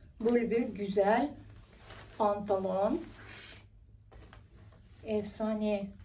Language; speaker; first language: Turkish; non-native, fluent; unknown